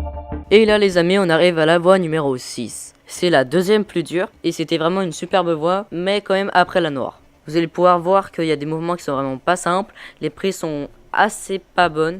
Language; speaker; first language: French; native; French